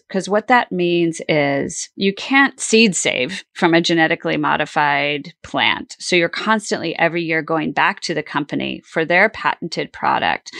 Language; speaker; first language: English; native; English